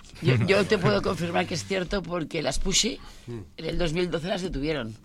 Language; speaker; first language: Spanish; native; Spanish